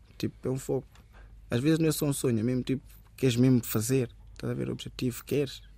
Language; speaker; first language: Portuguese; early bilingual, other home language; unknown